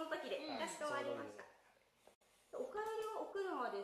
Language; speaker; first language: Japanese; native; Japanese